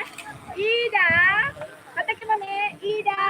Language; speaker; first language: Japanese; native; Japanese